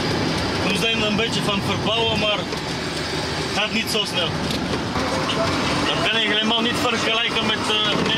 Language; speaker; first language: Dutch; non-native, fluent; Bulgarian